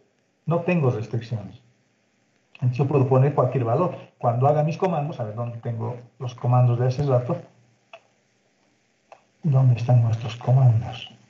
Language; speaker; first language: Spanish; native; Spanish